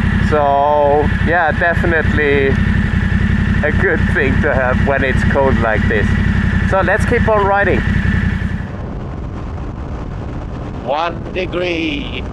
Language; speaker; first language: English; non-native, fluent; Swedish